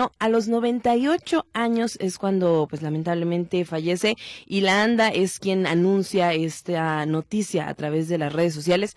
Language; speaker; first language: Spanish; native; Spanish